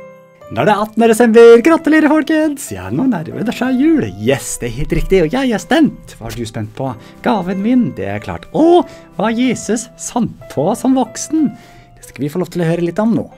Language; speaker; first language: Norwegian; native; Norwegian